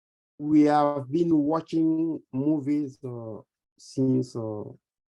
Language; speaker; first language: English; non-native, learner; French